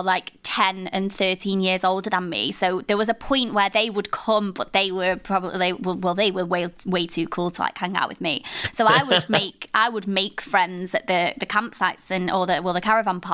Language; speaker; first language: English; native; English